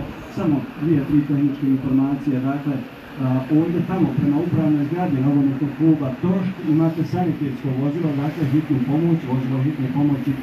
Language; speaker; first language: Bosnian; native; Bosnian